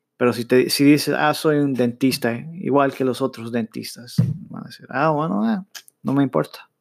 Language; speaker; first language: Spanish; early bilingual, heritage; Spanish